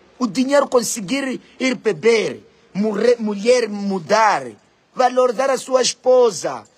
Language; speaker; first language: Portuguese; non-native, local second language; Makhuwa